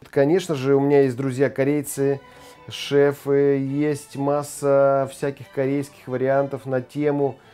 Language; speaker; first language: Russian; native; Russian